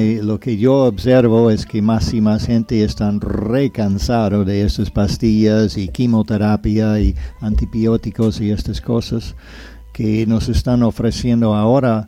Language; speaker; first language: Spanish; non-native, fluent; English